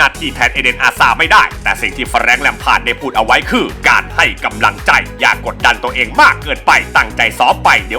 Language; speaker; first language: Thai; native; Thai